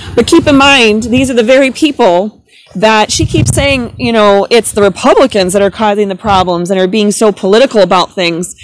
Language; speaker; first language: English; native; English